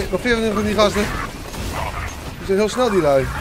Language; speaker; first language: Dutch; native; Dutch